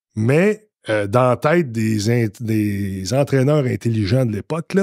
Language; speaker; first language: French; native; French